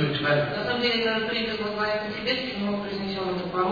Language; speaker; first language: Russian; native; Russian